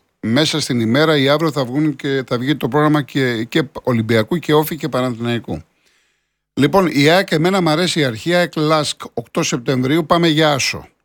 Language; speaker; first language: Greek; native; Greek